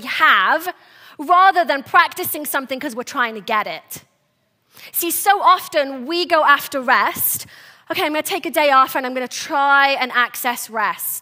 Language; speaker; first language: English; native; English